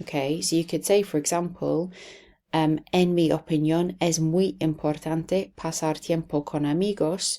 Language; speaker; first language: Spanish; non-native, fluent; English